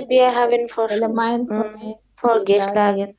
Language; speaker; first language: German; non-native, learner; Bangla